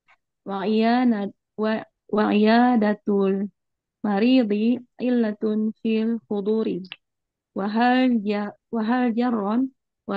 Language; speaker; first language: Arabic; non-native, learner; Indonesian